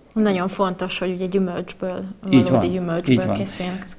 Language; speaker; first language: Hungarian; native; Hungarian